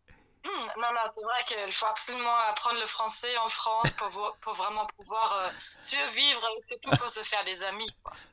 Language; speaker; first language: French; non-native, fluent; German